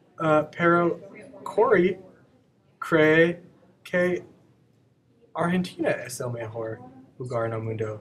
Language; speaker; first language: Spanish; non-native, learner; English